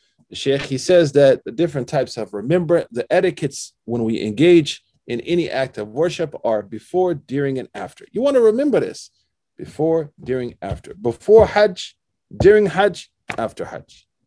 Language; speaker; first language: English; native; English